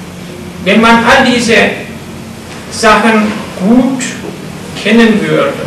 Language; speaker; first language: German; non-native, fluent; Turkish